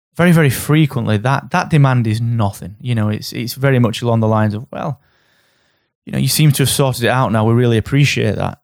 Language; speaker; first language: English; native; English